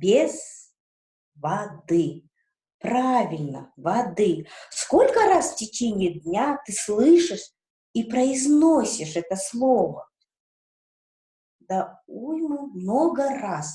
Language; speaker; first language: Russian; non-native, local second language; Kazakh